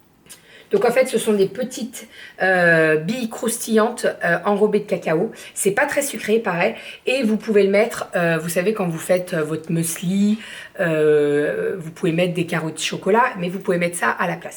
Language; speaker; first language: French; native; French